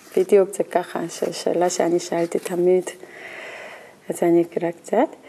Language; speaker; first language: Hebrew; non-native, learner; Korean